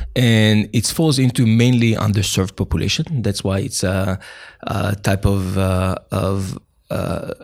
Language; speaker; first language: English; non-native, fluent; Hebrew